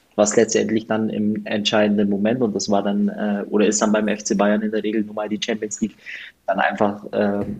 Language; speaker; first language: German; native; German